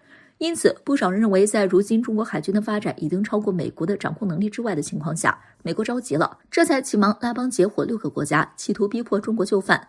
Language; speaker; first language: Chinese; native; Chinese